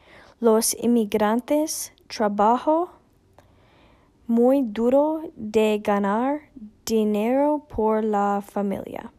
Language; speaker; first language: Spanish; non-native, learner; English